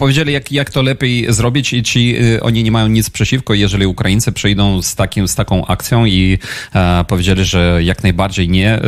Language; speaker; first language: Polish; non-native, fluent; Ukrainian